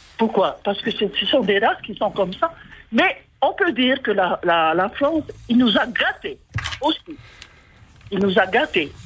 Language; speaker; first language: French; non-native, local second language; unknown